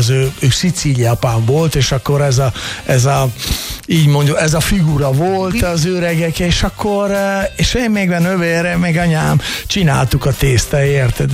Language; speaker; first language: Hungarian; non-native, fluent; Italian